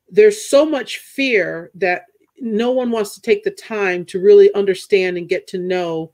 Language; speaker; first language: English; native; English